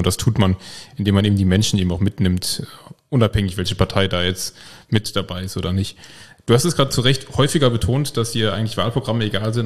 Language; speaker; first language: German; native; German